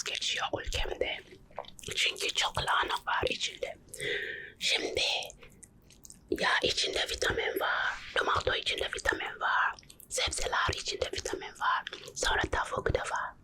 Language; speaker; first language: Turkish; non-native, learner; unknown